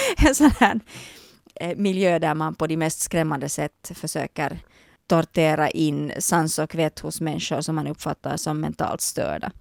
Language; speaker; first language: Swedish; native; Swedish